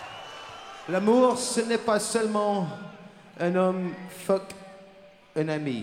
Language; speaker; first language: French; non-native, learner; English